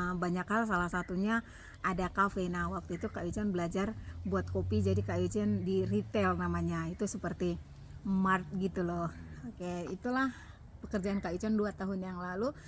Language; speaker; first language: Indonesian; native; Indonesian